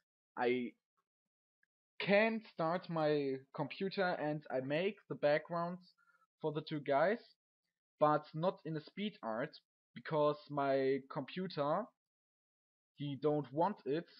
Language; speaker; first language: English; non-native, learner; German